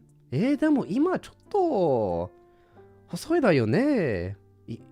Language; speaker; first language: Japanese; non-native, learner; English